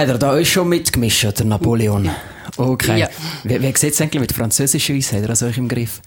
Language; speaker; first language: German; native; German